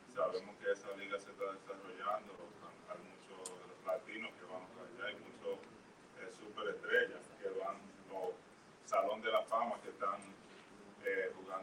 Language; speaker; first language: Spanish; early bilingual, heritage; Spanish